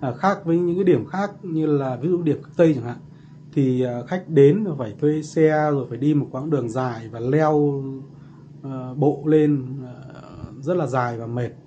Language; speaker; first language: Vietnamese; native; Vietnamese